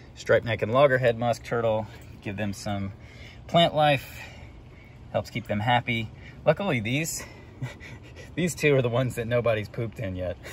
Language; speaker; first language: English; native; English